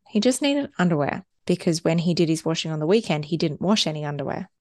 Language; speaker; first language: English; native; English